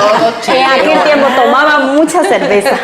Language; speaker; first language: Spanish; non-native, fluent; Chinese